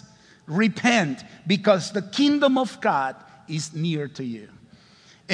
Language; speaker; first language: English; non-native, fluent; Spanish